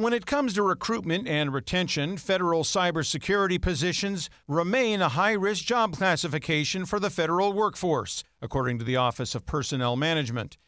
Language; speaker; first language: English; native; English